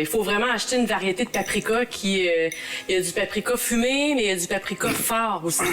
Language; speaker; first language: French; native; French